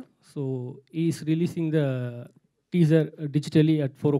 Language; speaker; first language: Telugu; non-native, fluent; Tamil